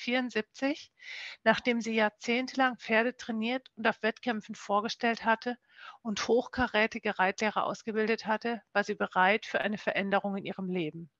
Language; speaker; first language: German; native; German